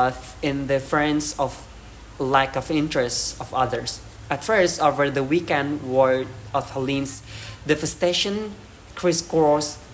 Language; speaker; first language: English; non-native, learner; Indonesian